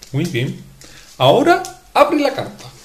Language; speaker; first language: Spanish; native; Spanish